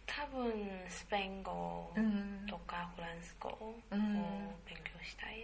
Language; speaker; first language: Japanese; non-native, learner; Chinese